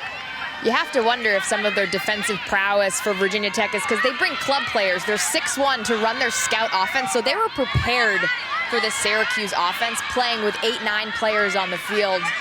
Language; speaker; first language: English; native; English